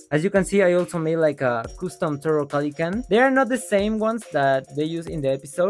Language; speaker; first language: English; non-native, local second language; Spanish